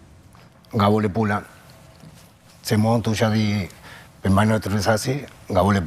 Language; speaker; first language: Indonesian; non-native, local second language; Spanish